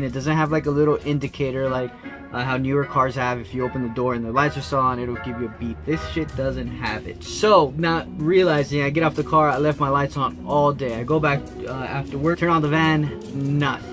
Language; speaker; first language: English; native; English